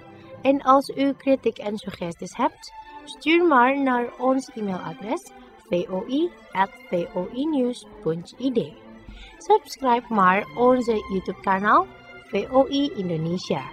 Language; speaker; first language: Dutch; non-native, fluent; Indonesian